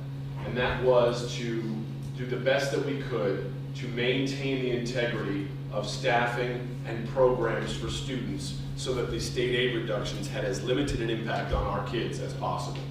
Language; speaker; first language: English; native; English